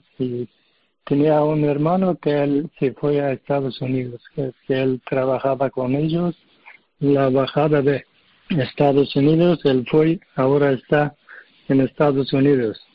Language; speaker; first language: Spanish; non-native, learner; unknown